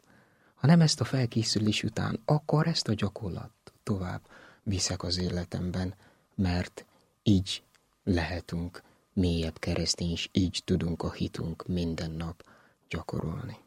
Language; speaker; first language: Hungarian; non-native, learner; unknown